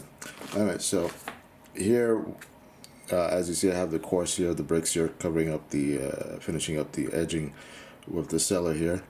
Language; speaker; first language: English; native; English